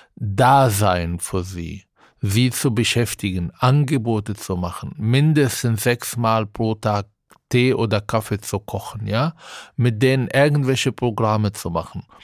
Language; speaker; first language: German; non-native, fluent; Arabic